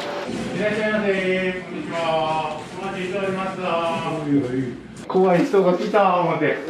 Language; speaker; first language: Japanese; native; Japanese